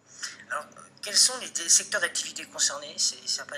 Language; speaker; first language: French; native; French